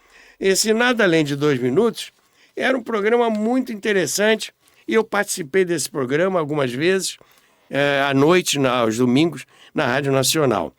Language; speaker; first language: Portuguese; native; Portuguese